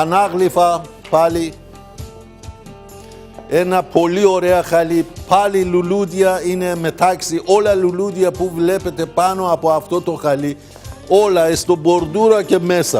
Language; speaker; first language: Greek; non-native, learner; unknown